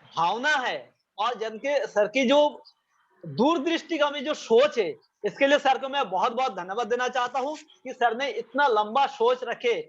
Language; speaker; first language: Hindi; non-native, local second language; Bangla